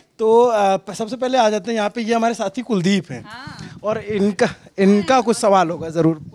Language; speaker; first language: Hindi; native; Hindi